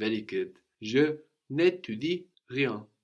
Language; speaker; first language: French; non-native, fluent; English